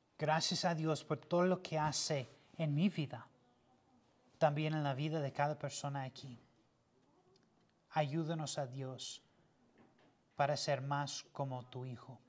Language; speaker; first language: Spanish; non-native, fluent; English